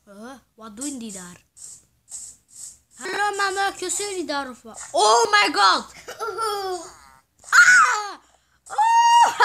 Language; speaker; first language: Dutch; early bilingual, other home language; Turkish